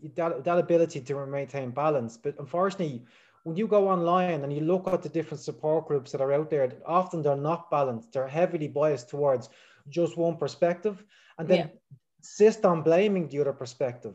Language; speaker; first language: English; native; English